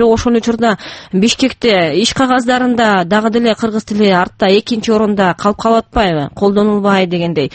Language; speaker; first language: Kyrgyz; native; Kyrgyz